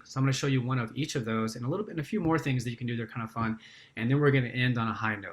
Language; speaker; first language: English; native; English